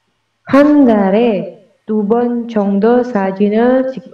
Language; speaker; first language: Korean; non-native, learner; Indonesian